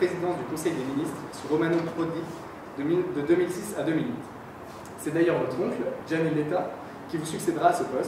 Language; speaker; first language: French; native; French